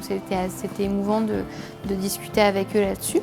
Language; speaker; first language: French; native; French